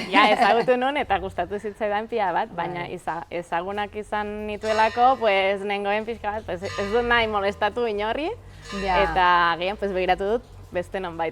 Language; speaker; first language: Basque; non-native, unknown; Catalan